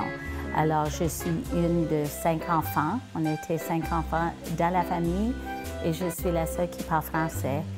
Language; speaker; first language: French; non-native, local second language; English